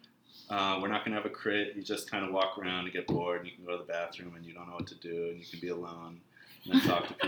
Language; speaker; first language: English; native; English